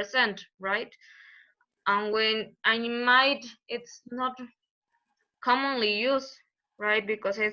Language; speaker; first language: English; non-native, learner; Spanish